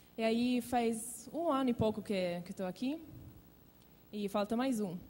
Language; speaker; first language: Portuguese; non-native, fluent; Italian